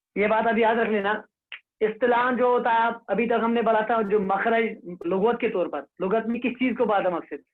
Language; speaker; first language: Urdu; non-native, local second language; Kashmiri